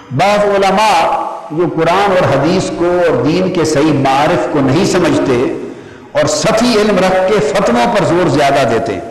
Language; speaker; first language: Urdu; non-native, local second language; Punjabi